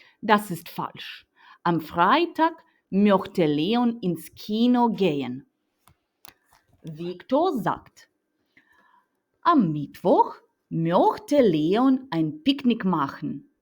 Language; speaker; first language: German; non-native, fluent; Ukrainian